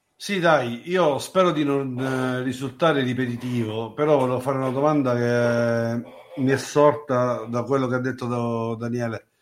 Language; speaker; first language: Italian; native; Italian